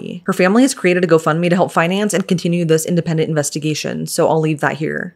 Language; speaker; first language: English; native; English